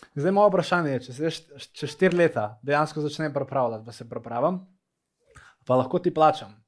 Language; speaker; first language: Slovenian; native; Slovenian